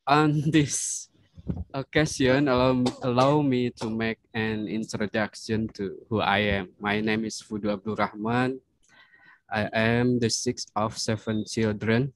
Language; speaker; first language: English; non-native, learner; Indonesian